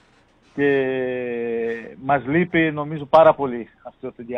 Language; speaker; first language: Greek; non-native, fluent; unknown